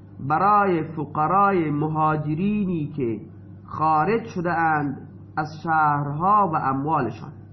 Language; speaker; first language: Persian; non-native, local second language; Baluchi